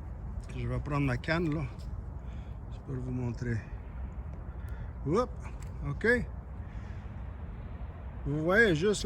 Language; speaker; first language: French; non-native, local second language; English